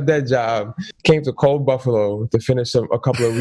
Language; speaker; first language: English; non-native, fluent; Dutch